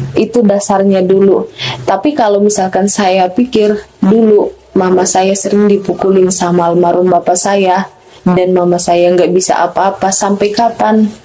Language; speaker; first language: Indonesian; non-native, local second language; Batak Toba